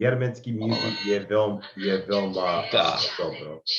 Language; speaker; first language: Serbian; non-native, learner; English